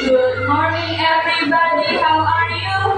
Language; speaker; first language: English; non-native, learner; Indonesian